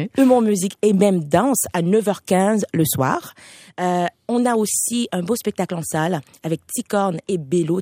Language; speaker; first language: French; non-native, local second language; Haitian Creole